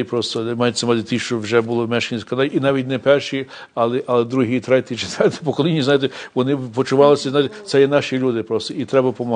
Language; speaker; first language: Ukrainian; early bilingual, heritage; English